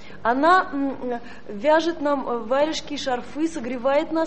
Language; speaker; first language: Russian; native; Russian